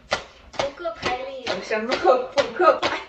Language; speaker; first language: Chinese; non-native, fluent; Mongolian